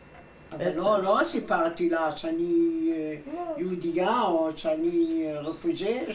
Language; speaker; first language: Hebrew; non-native, fluent; German